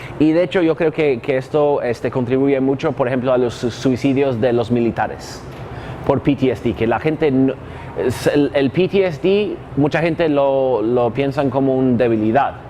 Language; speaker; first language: Spanish; non-native, fluent; English